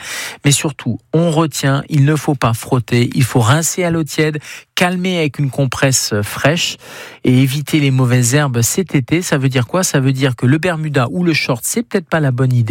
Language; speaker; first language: French; native; French